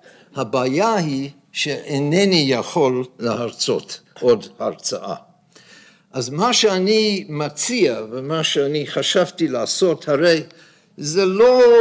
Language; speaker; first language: Hebrew; non-native, fluent; English